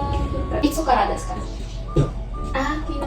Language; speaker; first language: Japanese; non-native, learner; Filipino